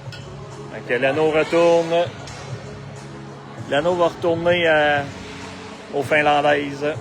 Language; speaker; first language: French; native; French